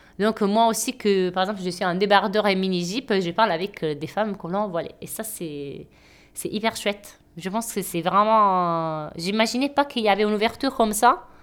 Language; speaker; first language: French; non-native, fluent; Italian